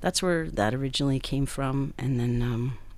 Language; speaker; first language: English; native; English